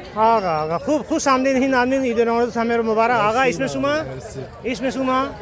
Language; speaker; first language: Persian; non-native, learner; Urdu